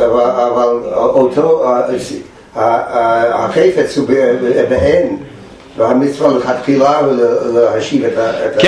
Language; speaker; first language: Hebrew; non-native, learner; English